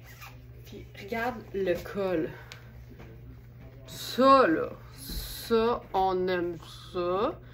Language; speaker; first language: French; native; French